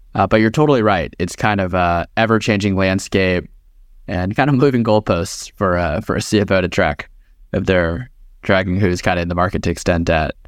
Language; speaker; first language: English; native; English